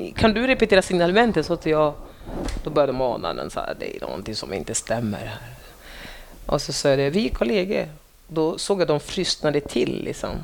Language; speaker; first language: Swedish; non-native, fluent; French